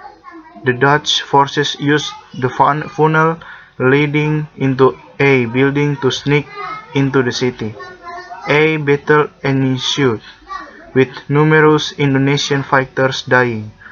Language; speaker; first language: English; non-native, learner; Indonesian